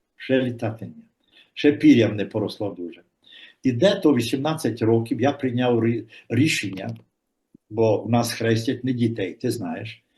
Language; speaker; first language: Ukrainian; native; Ukrainian